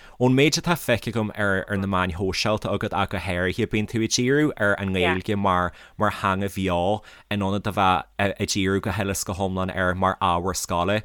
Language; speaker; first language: Irish; native; Irish